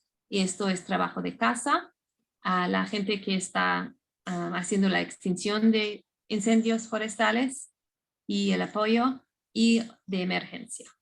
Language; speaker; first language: Spanish; non-native, fluent; English